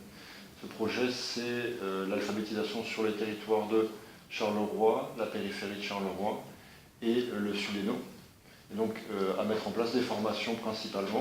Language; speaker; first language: French; native; French